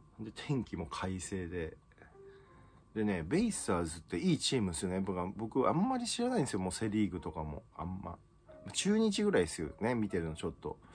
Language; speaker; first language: Japanese; native; Japanese